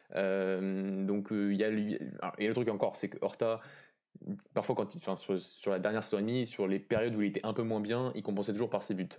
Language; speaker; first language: French; native; French